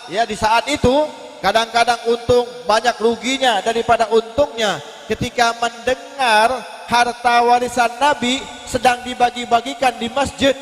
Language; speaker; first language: Indonesian; native; Indonesian